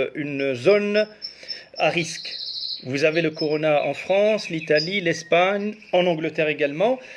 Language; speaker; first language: French; non-native, local second language; Arabic